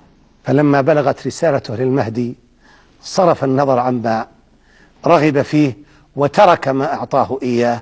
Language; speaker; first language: Arabic; native; Arabic